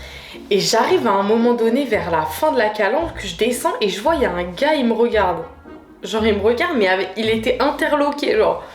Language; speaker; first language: French; native; French